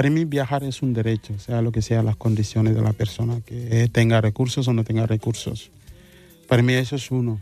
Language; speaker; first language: Spanish; non-native, fluent; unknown